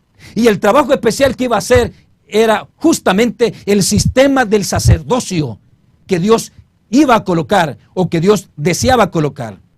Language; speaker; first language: Spanish; native; Spanish